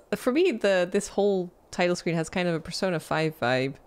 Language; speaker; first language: English; non-native, fluent; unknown